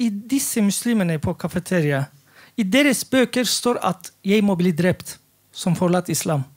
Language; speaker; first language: Norwegian; non-native, fluent; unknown